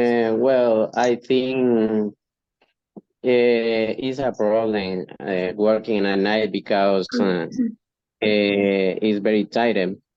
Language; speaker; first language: English; non-native, learner; Spanish